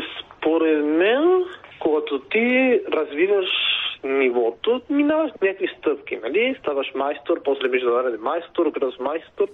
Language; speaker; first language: Bulgarian; non-native, fluent; Spanish